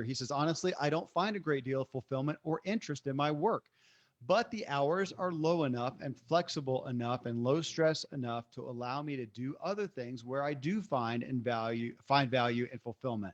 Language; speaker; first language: English; native; English